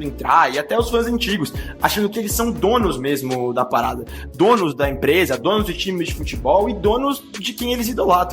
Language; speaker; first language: Portuguese; native; Portuguese